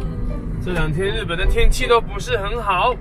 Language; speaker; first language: Chinese; native; Chinese